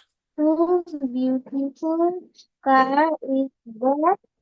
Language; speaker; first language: English; non-native, learner; Bangla